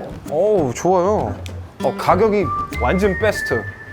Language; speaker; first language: Korean; non-native, fluent; English